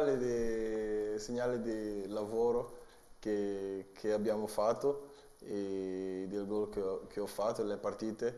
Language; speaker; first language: Italian; non-native, learner; Portuguese